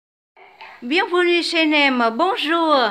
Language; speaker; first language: French; non-native, fluent; Vietnamese